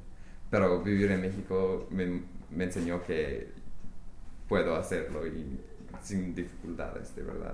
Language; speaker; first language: Spanish; non-native, fluent; English